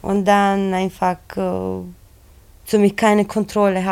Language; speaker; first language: German; non-native, learner; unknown